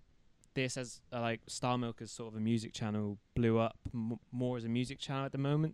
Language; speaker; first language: English; native; English